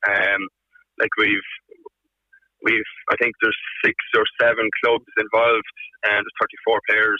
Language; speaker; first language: English; native; English